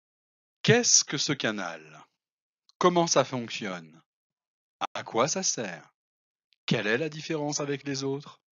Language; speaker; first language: French; non-native, fluent; Spanish